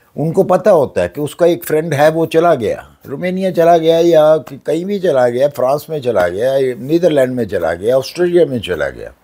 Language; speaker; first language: Urdu; non-native, local second language; Punjabi